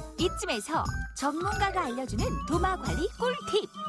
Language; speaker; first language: Korean; native; Korean